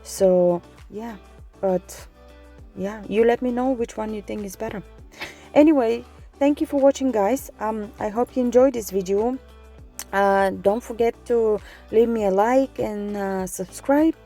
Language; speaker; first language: English; non-native, fluent; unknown